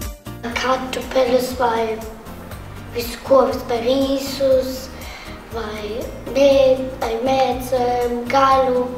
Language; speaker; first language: Latvian; early bilingual, heritage; Latvian